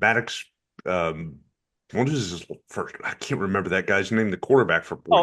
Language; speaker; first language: English; native; English